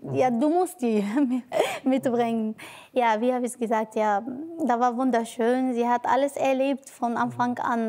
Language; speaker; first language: German; non-native, learner; Arabic